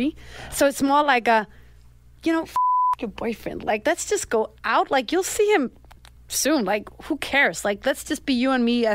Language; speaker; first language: English; non-native, fluent; Danish